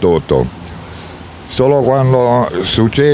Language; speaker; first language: Italian; non-native, learner; German